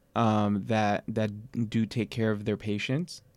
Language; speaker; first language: English; native; English